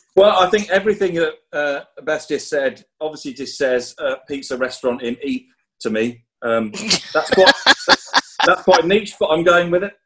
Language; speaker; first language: English; native; English